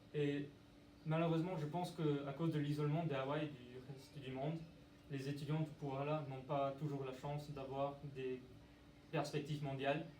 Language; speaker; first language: French; non-native, learner; English